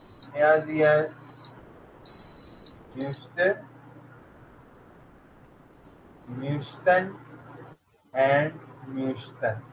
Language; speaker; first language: German; non-native, learner; Urdu